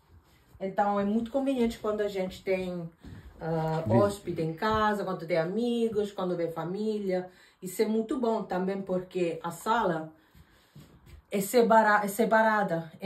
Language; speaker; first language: Portuguese; non-native, fluent; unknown